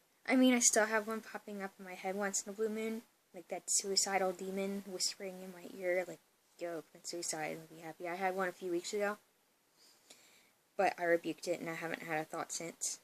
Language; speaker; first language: English; native; English